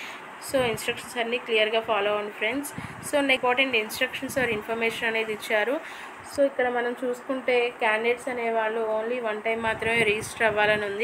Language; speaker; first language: Telugu; native; Telugu